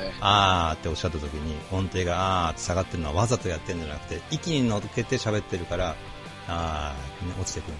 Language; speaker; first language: Japanese; native; Japanese